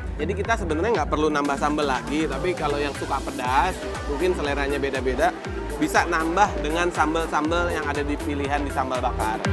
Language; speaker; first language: Indonesian; native; Indonesian